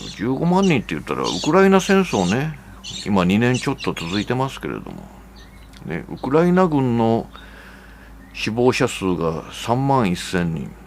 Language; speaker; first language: Japanese; native; Japanese